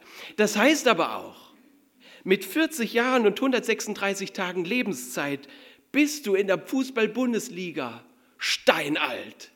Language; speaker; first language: German; native; German